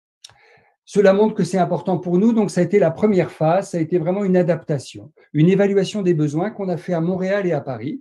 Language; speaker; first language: French; native; French